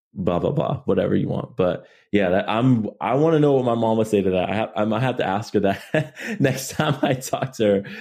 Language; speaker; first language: English; native; English